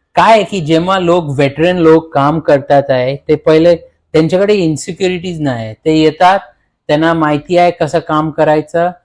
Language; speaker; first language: Marathi; early bilingual, heritage; Marathi